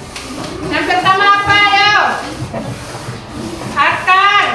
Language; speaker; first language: Indonesian; native; Indonesian